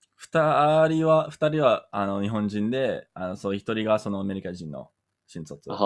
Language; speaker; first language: Japanese; non-native, fluent; English